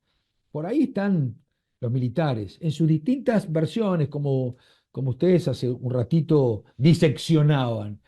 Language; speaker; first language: Spanish; native; Spanish